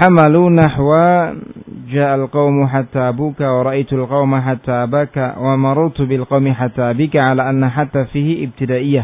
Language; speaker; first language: Arabic; non-native, fluent; Indonesian